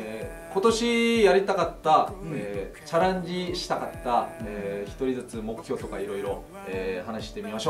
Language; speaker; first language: Japanese; non-native, fluent; Korean